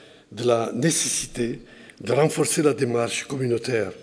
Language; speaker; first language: French; non-native, fluent; Italian